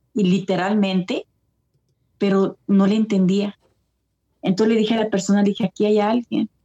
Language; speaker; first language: Spanish; early bilingual, heritage; Spanish